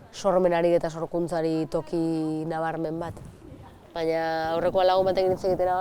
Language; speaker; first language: Basque; native; Basque